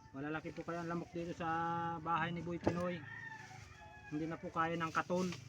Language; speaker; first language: Filipino; native; Filipino